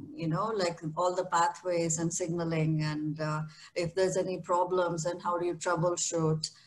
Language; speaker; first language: English; non-native, local second language; Kannada